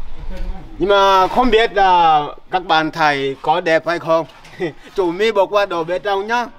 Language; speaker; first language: Vietnamese; non-native, learner; Portuguese